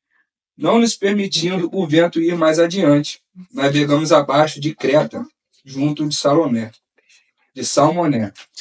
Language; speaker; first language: Portuguese; native; Portuguese